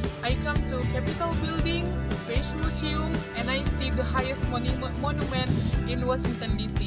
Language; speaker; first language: English; non-native, learner; Indonesian